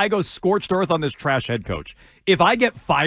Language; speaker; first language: English; native; English